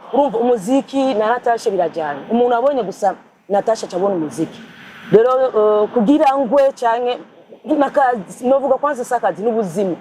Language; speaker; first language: Rundi; native; Rundi